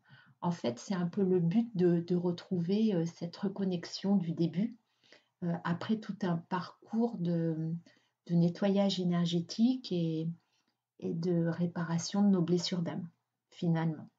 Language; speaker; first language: French; native; French